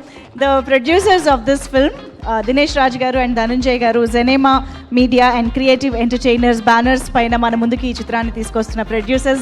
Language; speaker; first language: Telugu; native; Telugu